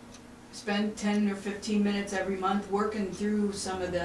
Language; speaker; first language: English; native; English